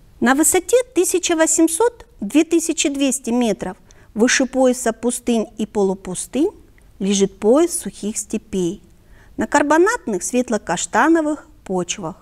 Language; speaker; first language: Russian; non-native, local second language; Kyrgyz